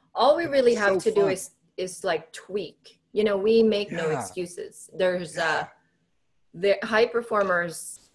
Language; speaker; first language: English; non-native, local second language; Cebuano